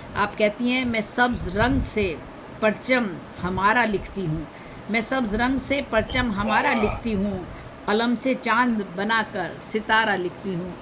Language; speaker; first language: Urdu; native; Urdu